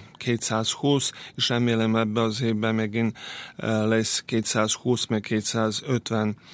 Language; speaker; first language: Hungarian; non-native, local second language; Serbian